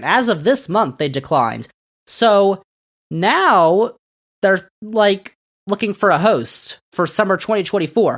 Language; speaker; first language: English; native; English